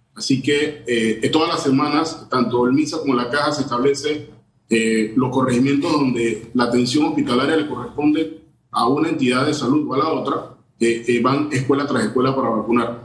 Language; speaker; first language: Spanish; native; Spanish